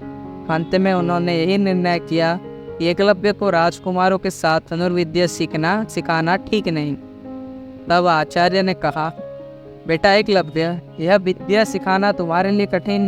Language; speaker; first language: Hindi; native; Hindi